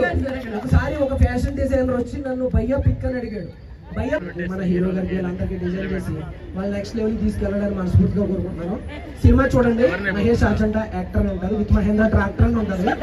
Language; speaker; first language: Telugu; native; Telugu